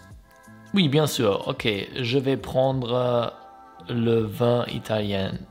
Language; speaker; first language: French; non-native, learner; German